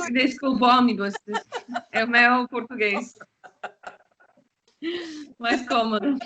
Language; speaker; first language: Portuguese; non-native, fluent; English